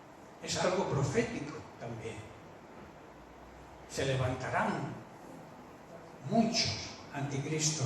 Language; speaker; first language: Spanish; native; Spanish